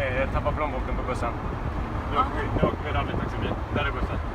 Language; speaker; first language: Swedish; native; Swedish